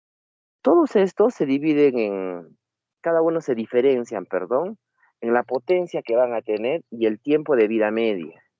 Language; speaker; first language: Spanish; native; Spanish